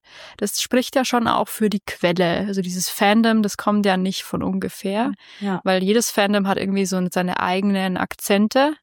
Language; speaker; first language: German; native; German